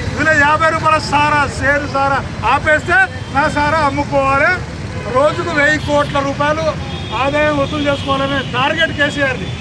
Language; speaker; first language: Telugu; non-native, local second language; Lambadi